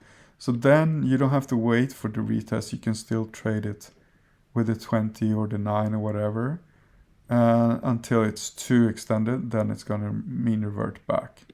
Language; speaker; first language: English; non-native, fluent; Swedish